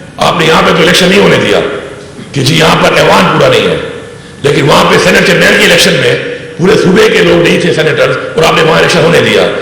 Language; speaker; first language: Urdu; non-native, local second language; Pashto